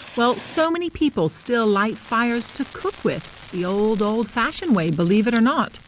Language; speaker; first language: English; native; English